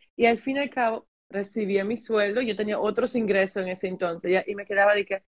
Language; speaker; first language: Spanish; early bilingual, heritage; German